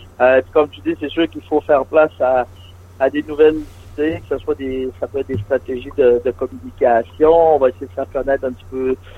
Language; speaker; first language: French; native; French